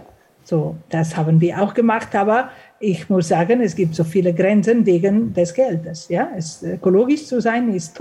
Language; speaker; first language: German; non-native, fluent; Catalan